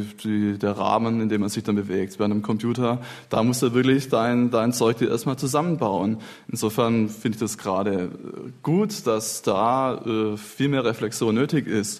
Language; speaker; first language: German; native; German